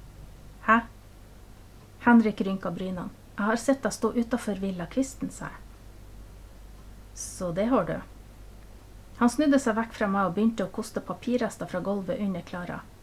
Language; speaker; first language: Norwegian; native; Norwegian